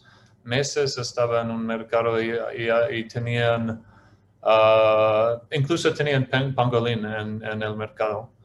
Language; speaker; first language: Spanish; non-native, fluent; English